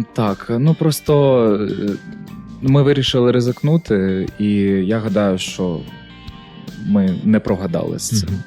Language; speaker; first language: Ukrainian; native; Ukrainian